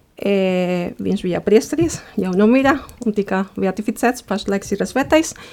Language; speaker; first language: Latvian; non-native, fluent; Spanish